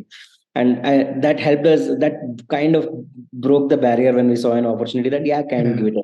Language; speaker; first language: English; non-native, local second language; Kannada